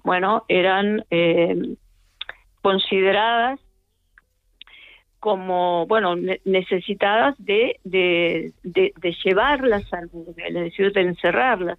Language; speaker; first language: Spanish; native; Spanish